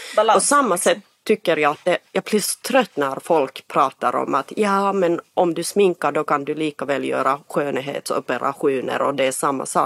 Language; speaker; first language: Swedish; non-native, fluent; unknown